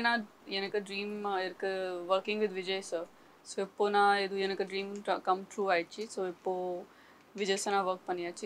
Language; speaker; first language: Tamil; non-native, learner; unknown